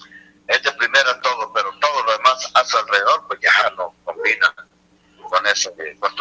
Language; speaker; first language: Spanish; native; Spanish